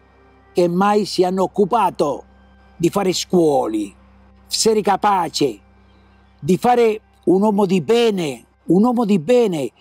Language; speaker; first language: Italian; early bilingual, heritage; Italian